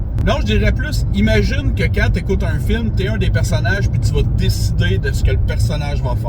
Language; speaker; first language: French; native; French